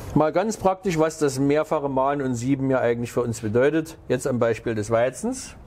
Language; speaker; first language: German; native; German